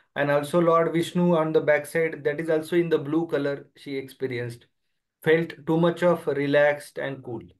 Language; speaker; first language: English; non-native, local second language; Marathi